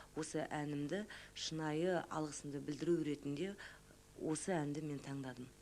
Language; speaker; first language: Kazakh; native; Kazakh